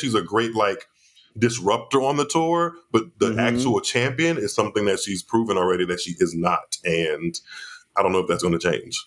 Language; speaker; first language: English; native; English